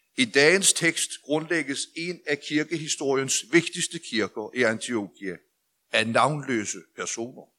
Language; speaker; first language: Danish; native; Danish